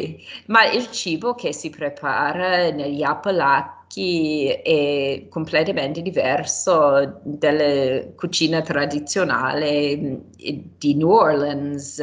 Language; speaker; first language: Italian; non-native, fluent; English